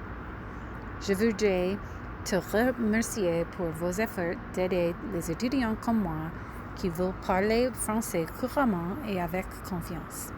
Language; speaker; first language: French; non-native, learner; English